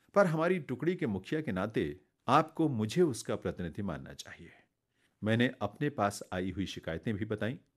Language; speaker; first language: Hindi; native; Hindi